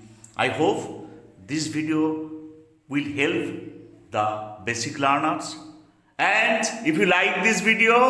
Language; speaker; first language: English; non-native, local second language; Bangla